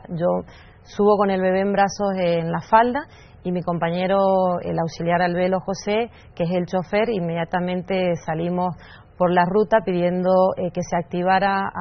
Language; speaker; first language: Spanish; native; Spanish